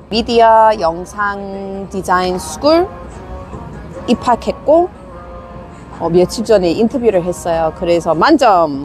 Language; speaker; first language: Korean; non-native, fluent; English